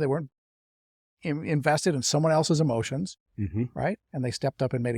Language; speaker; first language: English; native; English